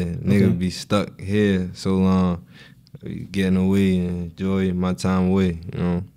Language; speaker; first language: English; native; English